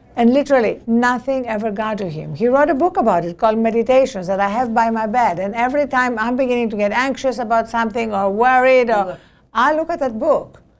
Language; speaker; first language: English; non-native, fluent; Greek